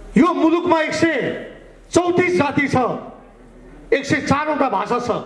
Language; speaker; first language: Nepali; native; Nepali